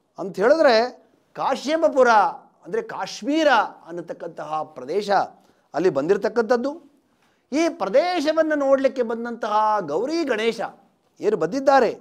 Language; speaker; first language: Kannada; native; Kannada